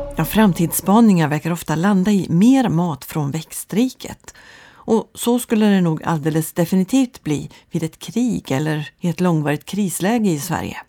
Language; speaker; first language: Swedish; native; Swedish